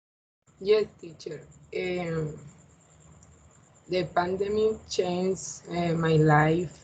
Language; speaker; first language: English; non-native, learner; Spanish